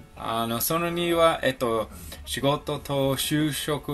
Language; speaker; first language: Japanese; non-native, learner; English